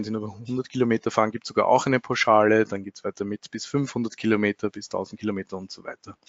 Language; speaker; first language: German; native; German